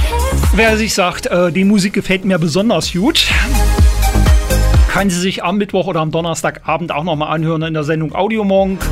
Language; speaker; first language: German; native; German